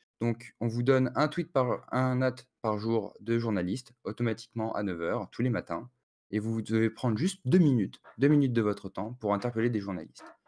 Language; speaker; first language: French; native; French